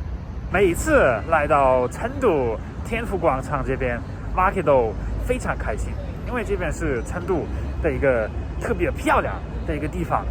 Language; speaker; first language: Chinese; non-native, fluent; German